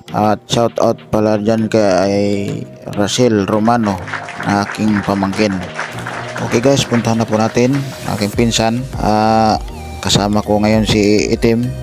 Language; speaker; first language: Filipino; non-native, local second language; Hiligaynon